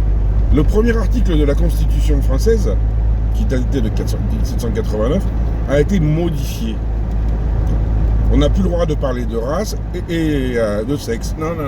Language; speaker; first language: French; native; French